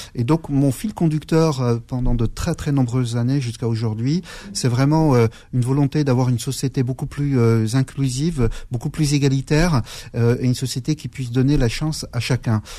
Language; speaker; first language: French; early bilingual, other home language; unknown